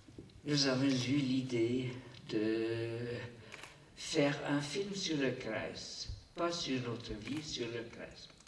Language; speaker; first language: French; non-native, local second language; German